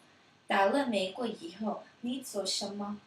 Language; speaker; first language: Chinese; non-native, learner; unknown